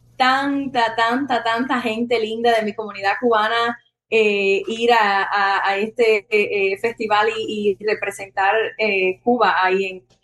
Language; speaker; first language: Spanish; native; Spanish